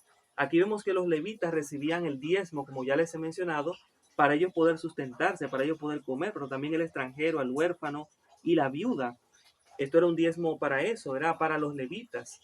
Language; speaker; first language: Spanish; native; Spanish